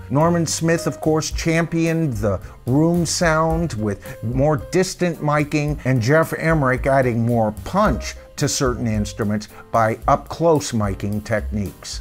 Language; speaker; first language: English; native; English